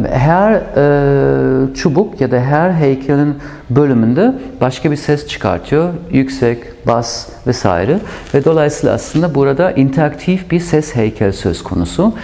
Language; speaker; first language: Turkish; non-native, fluent; German